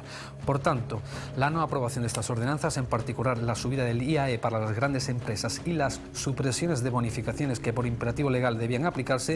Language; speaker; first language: Spanish; native; Spanish